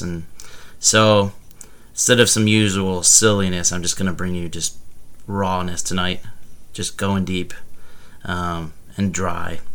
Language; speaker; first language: English; native; English